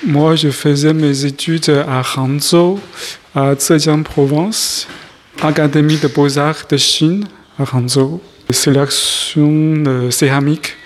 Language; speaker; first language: French; non-native, learner; Chinese